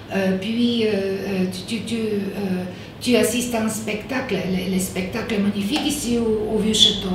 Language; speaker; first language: French; non-native, fluent; Bulgarian